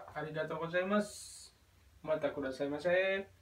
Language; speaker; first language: Japanese; non-native, fluent; Indonesian